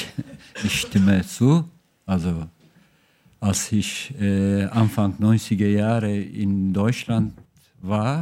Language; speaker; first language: German; non-native, fluent; Turkish